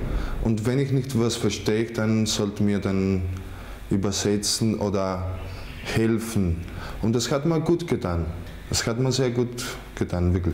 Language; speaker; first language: German; non-native, fluent; Greek